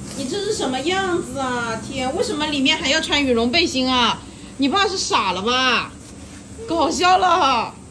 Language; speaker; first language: Chinese; native; Chinese